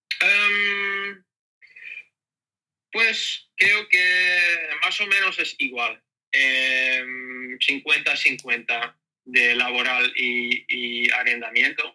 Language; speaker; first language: Spanish; non-native, learner; Dutch